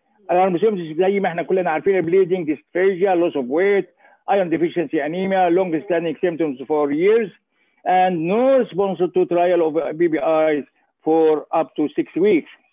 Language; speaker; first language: English; non-native, fluent; Arabic